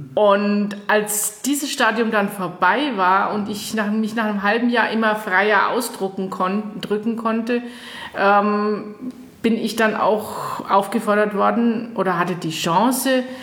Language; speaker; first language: German; native; German